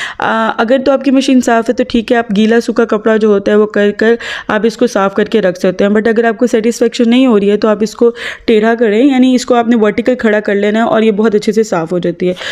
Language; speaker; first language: Urdu; native; Urdu